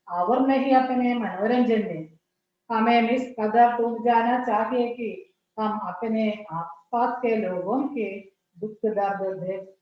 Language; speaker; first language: Hindi; non-native, local second language; Malayalam